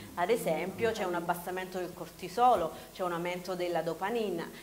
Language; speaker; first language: Italian; native; Italian